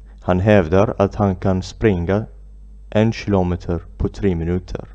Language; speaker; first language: Swedish; non-native, fluent; Arabic